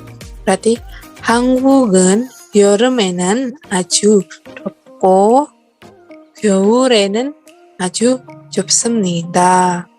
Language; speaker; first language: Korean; non-native, learner; Indonesian